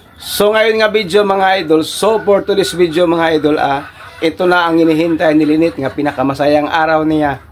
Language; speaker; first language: Filipino; non-native, local second language; Cebuano